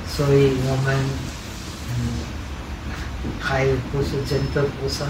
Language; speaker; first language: Chinese; non-native, fluent; Czech